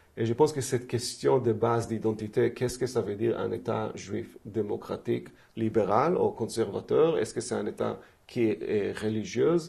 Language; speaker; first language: French; non-native, fluent; Hebrew